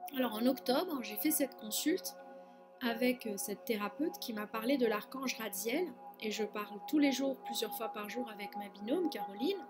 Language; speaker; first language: French; non-native, fluent; Spanish